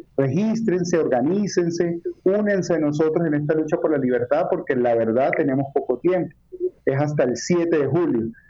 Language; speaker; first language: Spanish; native; Spanish